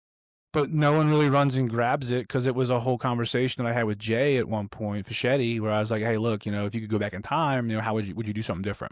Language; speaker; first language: English; native; English